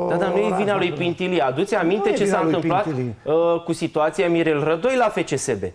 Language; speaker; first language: Romanian; native; Romanian